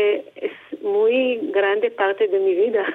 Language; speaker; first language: Spanish; non-native, learner; Hebrew